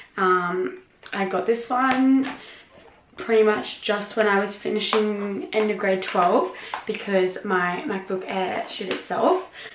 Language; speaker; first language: English; native; English